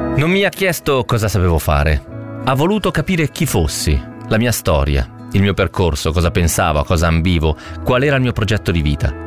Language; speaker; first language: Italian; native; Italian